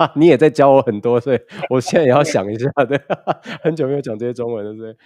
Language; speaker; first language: Chinese; early bilingual, other home language; Indonesian